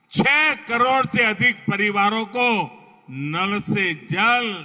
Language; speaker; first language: Hindi; non-native, local second language; Gujarati